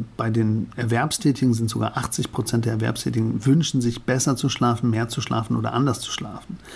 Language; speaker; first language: German; native; German